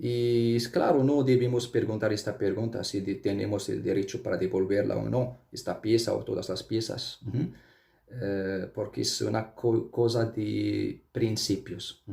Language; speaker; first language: Spanish; non-native, fluent; Arabic